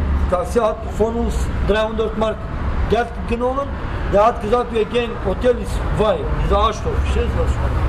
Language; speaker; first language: German; non-native, learner; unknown